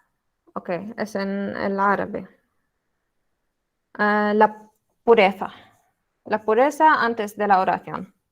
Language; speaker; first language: Spanish; non-native, learner; Arabic